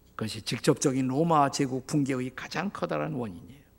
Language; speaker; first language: Korean; native; Korean